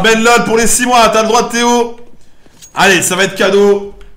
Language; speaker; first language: French; native; French